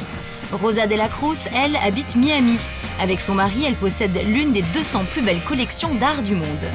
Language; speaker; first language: French; native; French